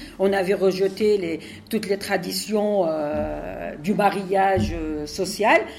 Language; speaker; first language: French; non-native, local second language; Arabic